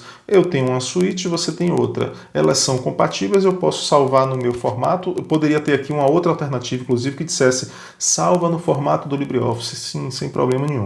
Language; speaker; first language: Portuguese; native; Portuguese